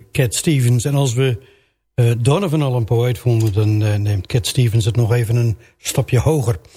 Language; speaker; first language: Dutch; native; Dutch